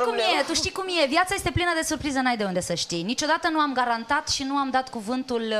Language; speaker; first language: Romanian; native; Romanian